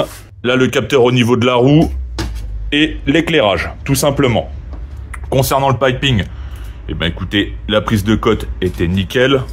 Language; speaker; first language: French; native; French